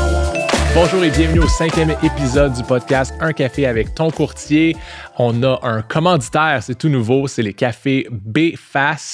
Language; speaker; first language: French; native; French